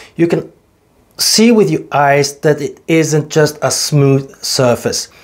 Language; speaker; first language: English; non-native, fluent; Swedish